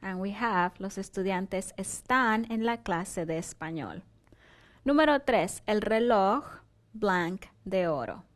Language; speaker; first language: Spanish; non-native, fluent; English